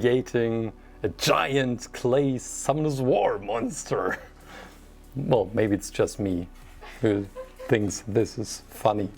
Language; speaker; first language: English; non-native, fluent; German